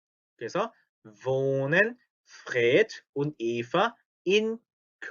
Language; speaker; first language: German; non-native, fluent; Korean